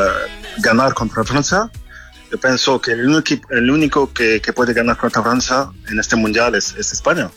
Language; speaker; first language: Spanish; non-native, fluent; French